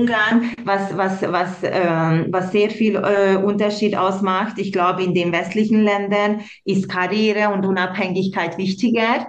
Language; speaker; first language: German; non-native, local second language; Hungarian